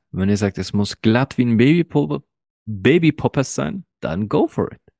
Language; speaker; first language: German; early bilingual, other home language; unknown